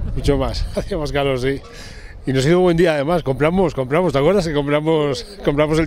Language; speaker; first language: Spanish; native; Spanish